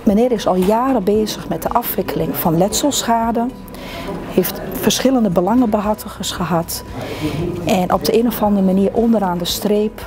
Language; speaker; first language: Dutch; native; Dutch